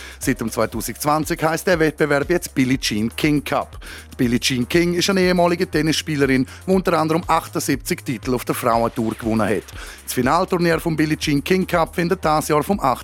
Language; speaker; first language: German; native; German